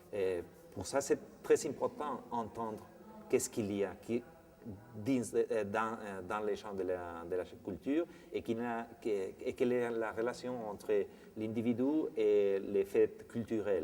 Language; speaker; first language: French; non-native, fluent; Spanish